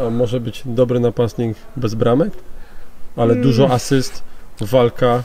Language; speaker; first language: Polish; native; Polish